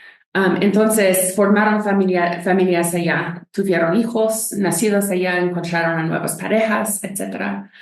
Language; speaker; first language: Spanish; non-native, fluent; English